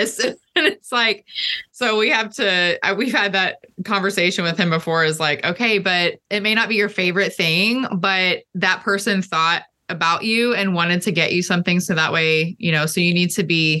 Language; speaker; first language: English; native; English